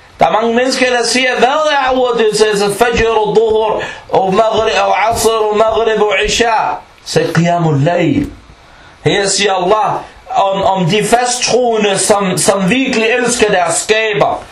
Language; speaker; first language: Danish; early bilingual, other home language; Arabic